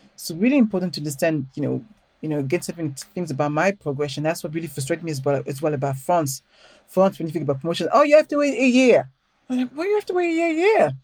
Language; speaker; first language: English; non-native, fluent; French